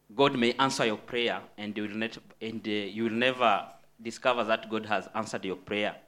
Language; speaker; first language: English; non-native, fluent; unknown